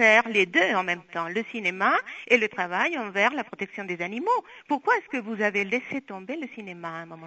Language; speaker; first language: French; non-native, fluent; Spanish